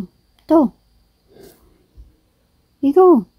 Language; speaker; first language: Korean; non-native, learner; Filipino